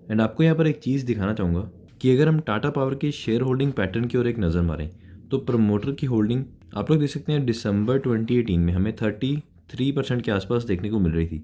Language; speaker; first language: Hindi; native; Hindi